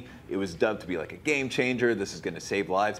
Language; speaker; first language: English; native; English